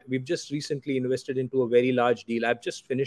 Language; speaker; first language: English; non-native, local second language; Gujarati